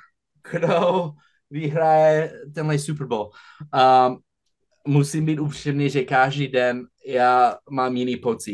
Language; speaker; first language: Czech; non-native, fluent; English